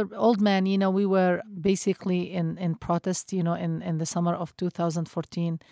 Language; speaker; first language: English; non-native, fluent; Arabic